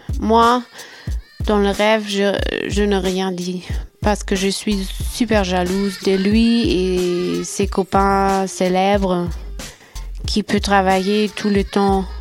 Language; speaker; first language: French; non-native, fluent; German